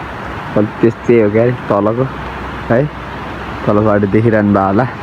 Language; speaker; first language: Nepali; native; Nepali